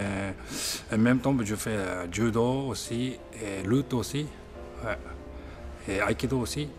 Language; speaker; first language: French; non-native, learner; Japanese